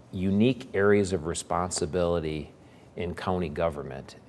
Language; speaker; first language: English; native; English